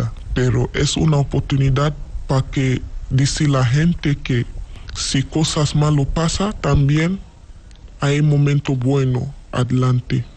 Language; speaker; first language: Spanish; non-native, learner; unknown